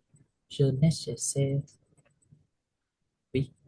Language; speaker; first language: French; non-native, learner; Vietnamese